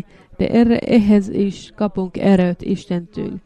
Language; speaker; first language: Hungarian; non-native, learner; Finnish